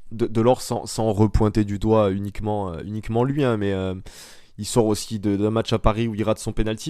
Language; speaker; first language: French; native; French